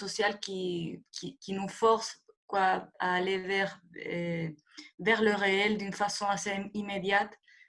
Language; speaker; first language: French; non-native, fluent; Spanish